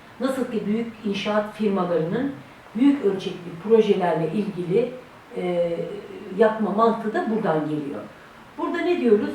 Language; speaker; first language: Turkish; native; Turkish